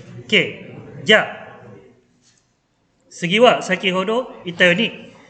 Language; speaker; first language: Japanese; non-native, fluent; Malay